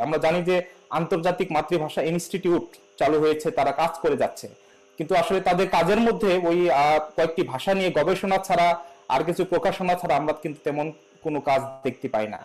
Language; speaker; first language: Bangla; non-native, local second language; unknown